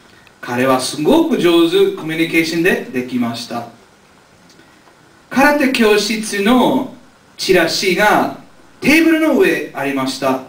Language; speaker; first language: Japanese; non-native, learner; English